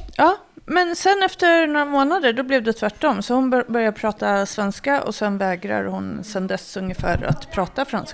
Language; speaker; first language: Swedish; native; Swedish